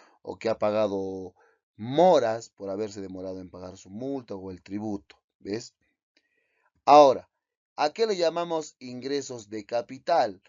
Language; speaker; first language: Spanish; native; Spanish